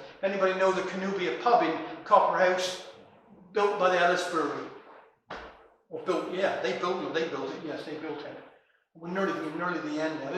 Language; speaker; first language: English; native; English